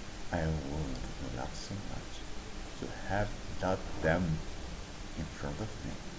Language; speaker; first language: English; non-native, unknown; Spanish